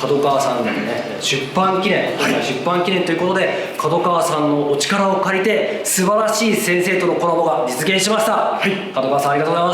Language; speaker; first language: Japanese; native; Japanese